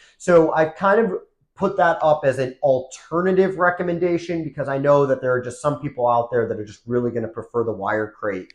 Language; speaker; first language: English; native; English